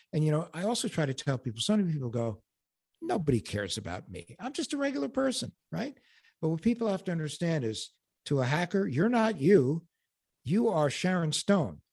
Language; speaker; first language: English; native; English